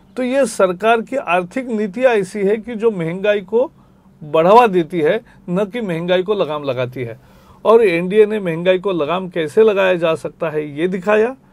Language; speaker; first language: Hindi; native; Hindi